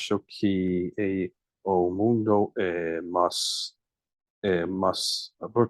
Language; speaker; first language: Portuguese; non-native, learner; English